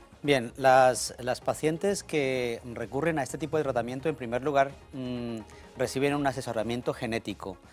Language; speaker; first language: Spanish; native; Spanish